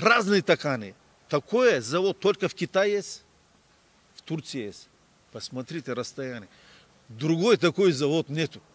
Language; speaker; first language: Russian; non-native, learner; Turkish